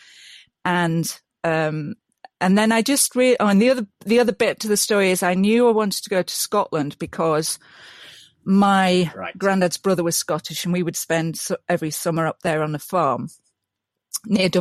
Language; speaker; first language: English; native; English